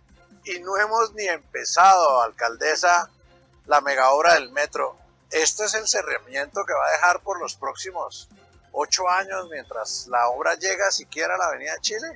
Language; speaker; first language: Spanish; native; Spanish